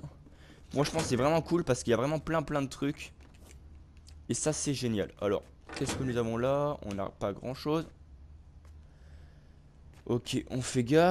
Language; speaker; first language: French; native; French